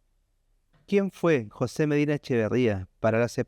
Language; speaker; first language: Spanish; native; Spanish